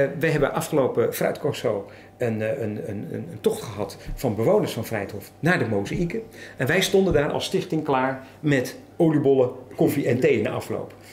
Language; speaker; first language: Dutch; native; Dutch